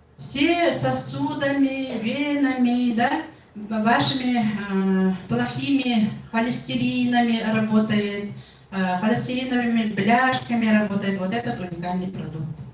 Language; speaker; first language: Russian; non-native, local second language; Yakut